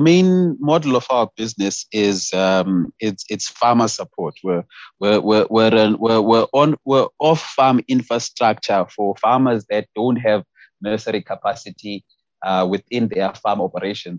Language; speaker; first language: English; non-native, local second language; Xhosa